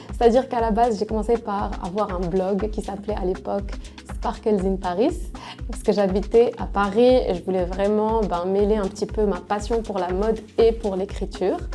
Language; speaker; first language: French; non-native, local second language; Arabic